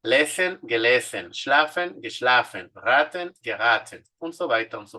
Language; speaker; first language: German; non-native, fluent; Spanish